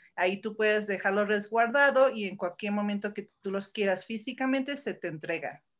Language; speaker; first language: Spanish; early bilingual, heritage; Spanish